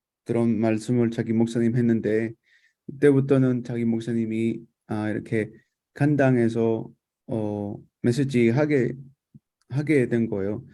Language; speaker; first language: Korean; non-native, fluent; Spanish